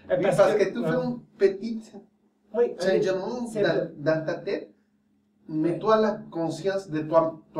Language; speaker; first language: French; non-native, fluent; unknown